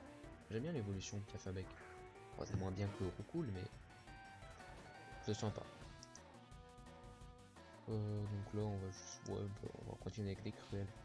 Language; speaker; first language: French; native; French